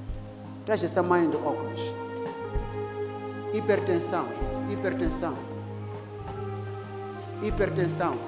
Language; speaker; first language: Portuguese; non-native, local second language; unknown